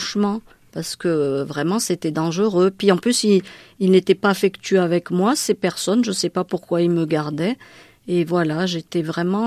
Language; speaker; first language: French; non-native, local second language; Malagasy